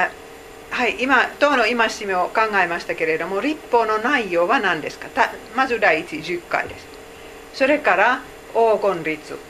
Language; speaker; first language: Japanese; non-native, fluent; Finnish